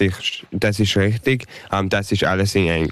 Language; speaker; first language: German; early bilingual, heritage; English